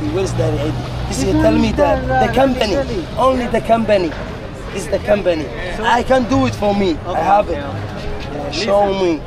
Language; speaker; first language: English; non-native, learner; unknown